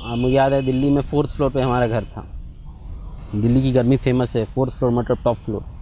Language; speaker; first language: Hindi; native; Hindi